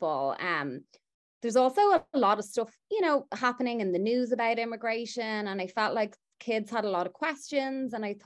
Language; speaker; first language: English; native; English